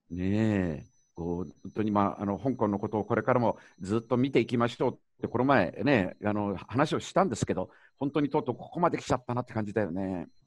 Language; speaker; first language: Japanese; native; Japanese